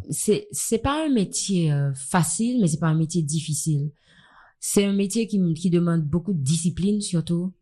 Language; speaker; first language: French; non-native, local second language; Haitian Creole